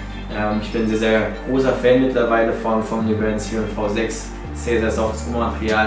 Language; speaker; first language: German; native; German